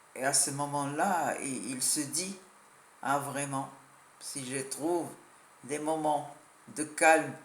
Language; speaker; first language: French; non-native, local second language; Arabic